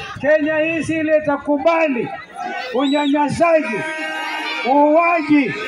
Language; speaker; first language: Swahili; non-native, local second language; Kamba